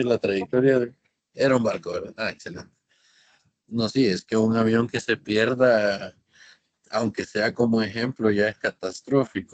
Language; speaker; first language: Spanish; native; Spanish